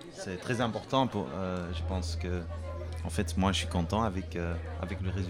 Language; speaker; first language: French; non-native, fluent; Dutch